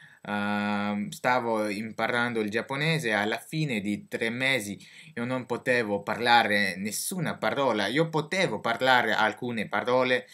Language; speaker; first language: Italian; non-native, learner; French